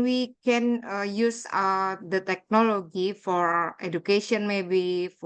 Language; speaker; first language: English; non-native, learner; Indonesian